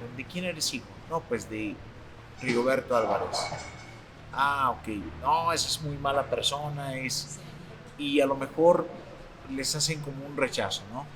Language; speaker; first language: Spanish; native; Spanish